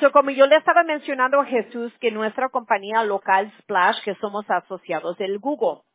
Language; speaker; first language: Spanish; early bilingual, other home language; English